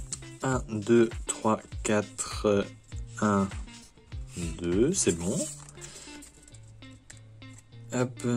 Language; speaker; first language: French; native; French